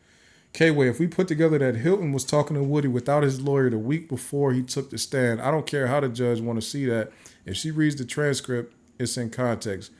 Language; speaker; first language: English; native; English